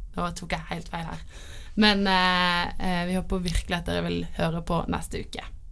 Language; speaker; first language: Norwegian; native; Norwegian